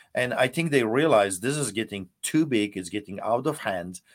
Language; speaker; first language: English; non-native, fluent; Polish